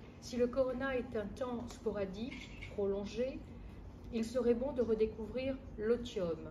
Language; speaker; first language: French; native; French